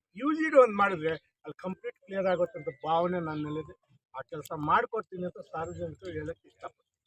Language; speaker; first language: Kannada; non-native, local second language; Telugu